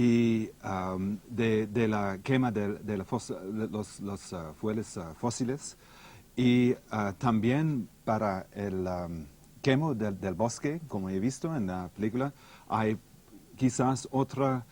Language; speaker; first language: Spanish; non-native, fluent; English